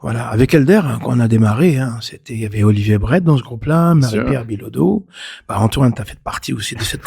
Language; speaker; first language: French; non-native, local second language; Arabic